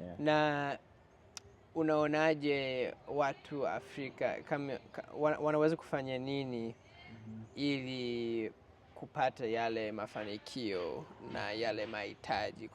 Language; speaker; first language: Swahili; non-native, fluent; English